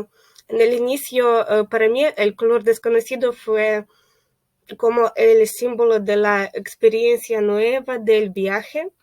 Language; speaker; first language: Spanish; non-native, fluent; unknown